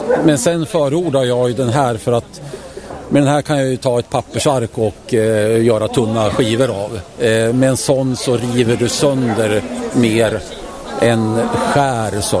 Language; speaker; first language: Swedish; native; Swedish